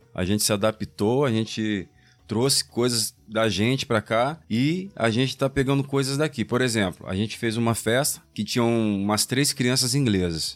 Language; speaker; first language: Portuguese; native; Portuguese